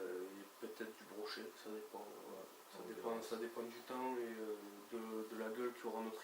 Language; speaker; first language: French; native; French